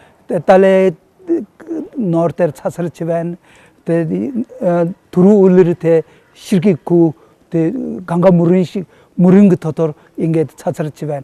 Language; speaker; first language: Mongolian; non-native, fluent; Tibetan